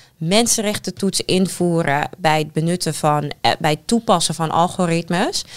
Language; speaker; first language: Dutch; native; Dutch